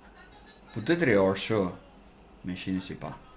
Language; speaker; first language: French; non-native, learner; Spanish